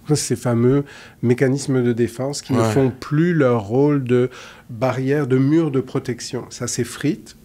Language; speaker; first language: French; native; French